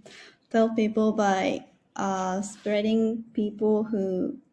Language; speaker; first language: English; non-native, learner; Japanese